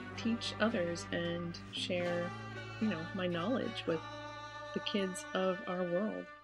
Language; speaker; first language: English; native; English